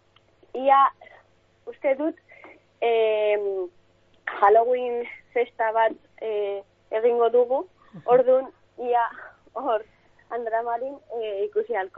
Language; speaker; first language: Basque; non-native, local second language; Spanish